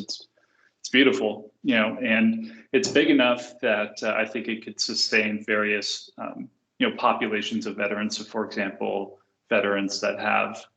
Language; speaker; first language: English; native; English